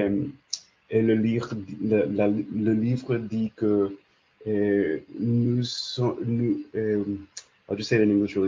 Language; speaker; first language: French; non-native, learner; English